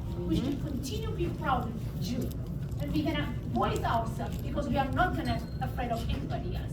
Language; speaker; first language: English; non-native, local second language; Hebrew